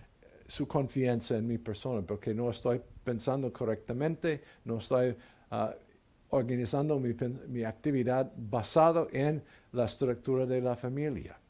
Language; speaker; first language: Spanish; non-native, learner; English